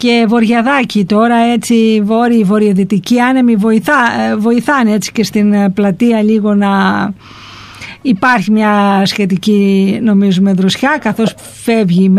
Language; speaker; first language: Greek; native; Greek